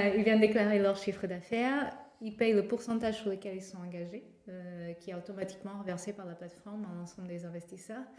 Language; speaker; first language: French; non-native, fluent; Portuguese